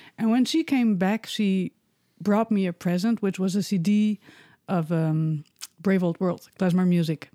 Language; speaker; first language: English; non-native, fluent; Dutch